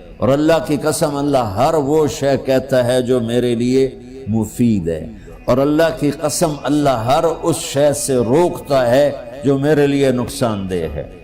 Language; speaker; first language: Urdu; non-native, local second language; Punjabi